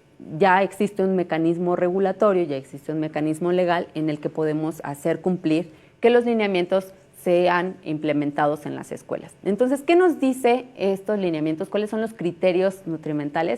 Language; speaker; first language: Spanish; native; Spanish